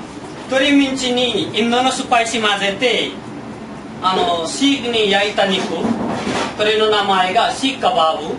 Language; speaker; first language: Japanese; non-native, learner; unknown